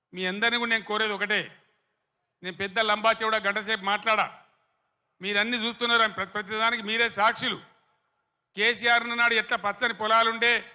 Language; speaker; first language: Telugu; native; Telugu